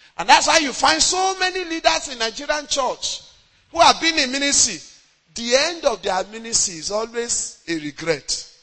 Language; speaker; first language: English; non-native, local second language; Yoruba